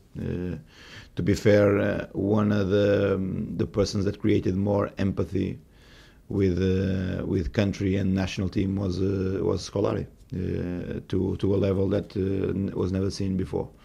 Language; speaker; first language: English; non-native, fluent; Portuguese